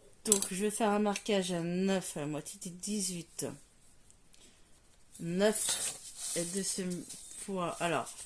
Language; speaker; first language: French; native; French